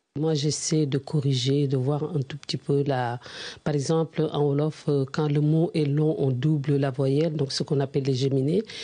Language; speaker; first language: French; non-native, local second language; Wolof